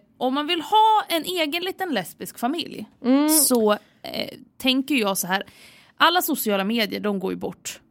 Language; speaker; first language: Swedish; native; Swedish